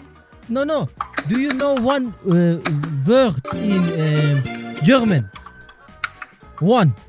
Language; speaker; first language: English; non-native, learner; German